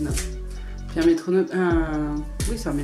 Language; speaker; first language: French; native; French